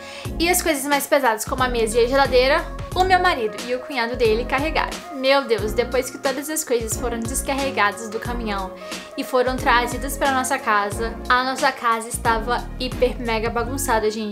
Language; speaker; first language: Portuguese; native; Portuguese